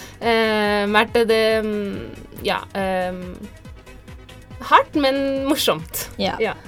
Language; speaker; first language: Norwegian; early bilingual, other home language; Tamil